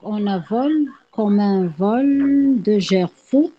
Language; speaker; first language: French; non-native, local second language; Arabic